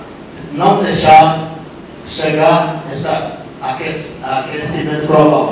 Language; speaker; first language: Portuguese; non-native, local second language; Yanomámi